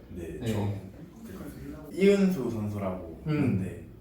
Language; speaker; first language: Korean; native; Korean